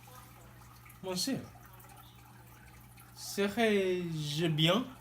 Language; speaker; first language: French; non-native, learner; English